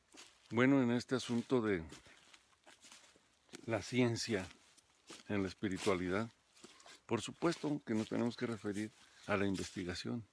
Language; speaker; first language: Spanish; native; Spanish